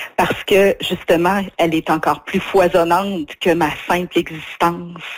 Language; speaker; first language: French; native; French